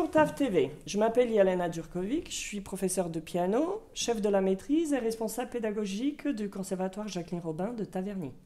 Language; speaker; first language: French; non-native, fluent; Serbian